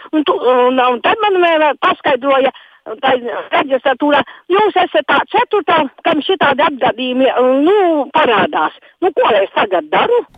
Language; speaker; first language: Latvian; native; Latvian